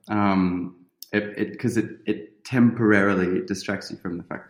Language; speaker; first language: English; native; English